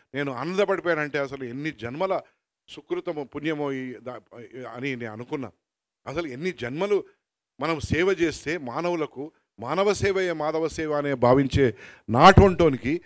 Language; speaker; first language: Telugu; native; Telugu